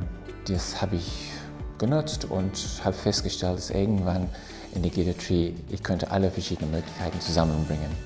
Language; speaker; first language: German; non-native, fluent; English